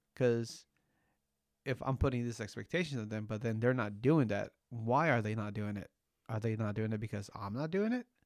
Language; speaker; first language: English; early bilingual, other home language; Spanish